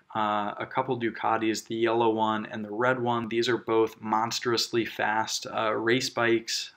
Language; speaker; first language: English; native; English